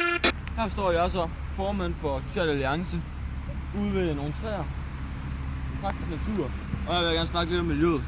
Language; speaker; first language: Danish; native; Danish